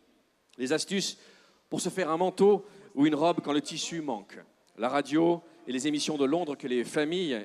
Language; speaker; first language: French; native; French